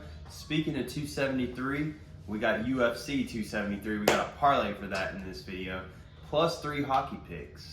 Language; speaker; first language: English; native; English